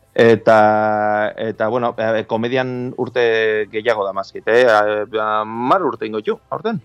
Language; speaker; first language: Basque; native; Basque